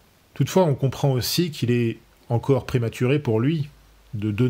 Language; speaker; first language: French; native; French